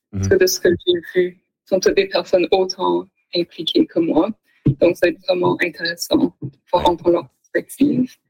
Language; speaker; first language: French; native; French